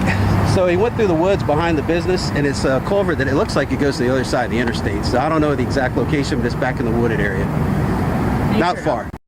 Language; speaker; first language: English; native; English